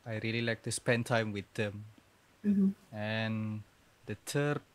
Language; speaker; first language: English; non-native, learner; Indonesian